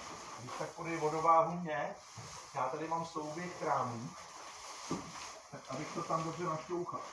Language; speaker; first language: Czech; native; Czech